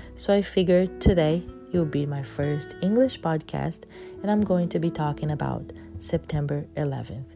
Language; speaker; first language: English; non-native, fluent; Portuguese